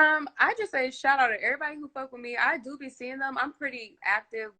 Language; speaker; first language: English; native; English